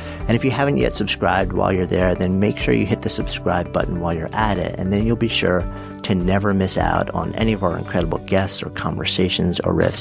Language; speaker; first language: English; native; English